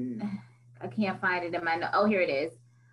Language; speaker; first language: English; native; English